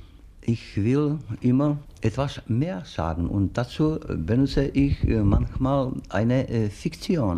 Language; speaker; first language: German; non-native, fluent; Czech